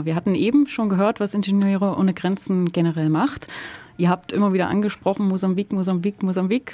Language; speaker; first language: German; native; German